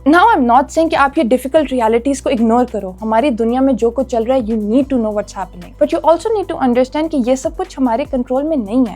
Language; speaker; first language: Urdu; native; Urdu